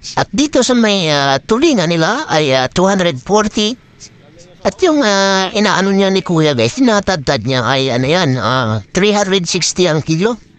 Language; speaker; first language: Filipino; non-native, local second language; Cebuano